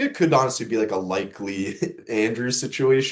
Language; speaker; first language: English; native; English